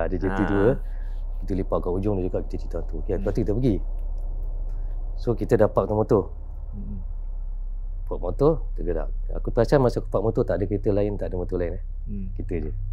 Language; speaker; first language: Malay; native; Malay